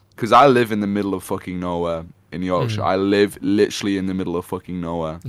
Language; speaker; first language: English; native; English